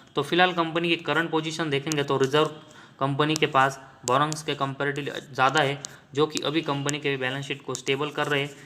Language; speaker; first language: Hindi; non-native, local second language; Marathi